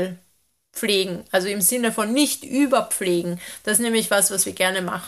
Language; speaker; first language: German; native; German